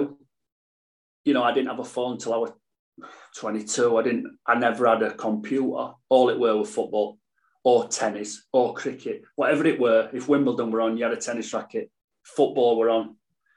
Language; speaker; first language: English; native; English